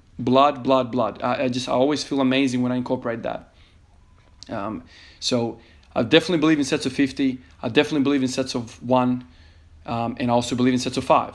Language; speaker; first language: English; native; English